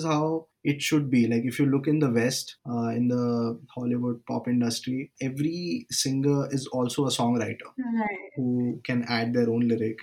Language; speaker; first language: English; non-native, local second language; Marathi